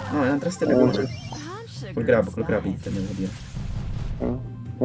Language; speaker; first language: Italian; native; Italian